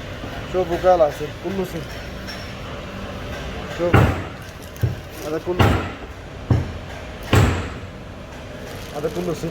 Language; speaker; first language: Arabic; non-native, learner; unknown